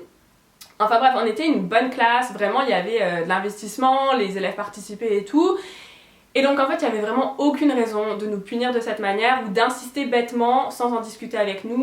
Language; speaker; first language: French; native; French